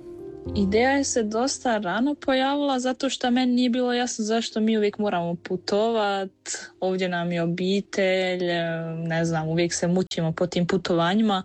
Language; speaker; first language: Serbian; early bilingual, heritage; Croatian